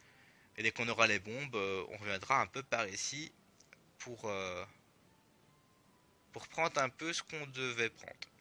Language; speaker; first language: French; native; French